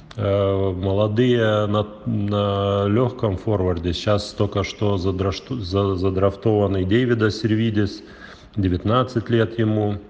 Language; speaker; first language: Russian; non-native, local second language; Lithuanian